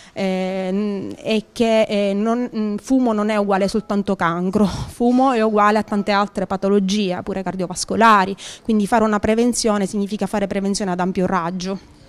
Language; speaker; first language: Italian; native; Italian